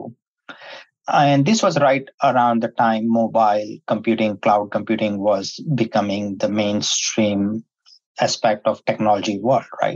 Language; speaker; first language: English; non-native, local second language; Hindi